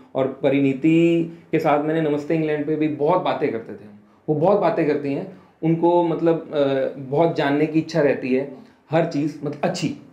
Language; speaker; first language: Hindi; native; Hindi